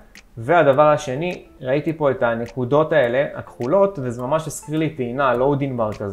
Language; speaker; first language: Hebrew; native; Hebrew